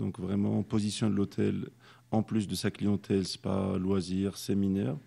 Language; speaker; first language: French; non-native, local second language; Arabic